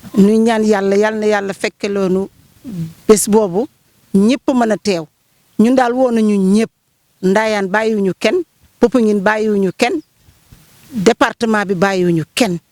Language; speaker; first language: Wolof; native; Wolof